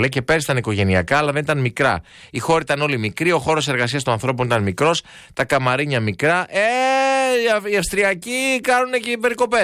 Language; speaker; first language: Greek; native; Greek